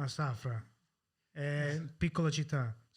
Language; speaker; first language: Italian; early bilingual, heritage; English